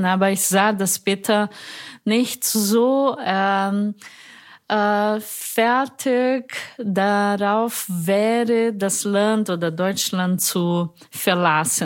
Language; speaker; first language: German; non-native, fluent; Portuguese